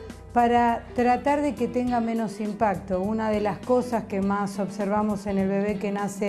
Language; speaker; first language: Spanish; native; Spanish